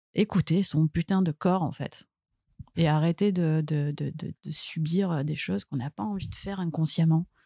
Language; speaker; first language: French; native; French